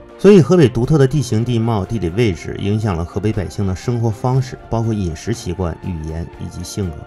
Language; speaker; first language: Chinese; native; Chinese